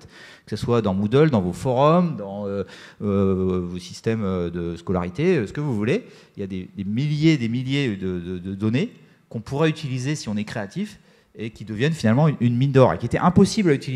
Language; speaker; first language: French; native; French